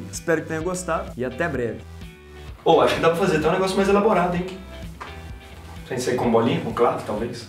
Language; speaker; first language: Portuguese; native; Portuguese